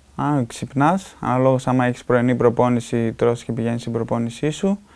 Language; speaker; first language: Greek; native; Greek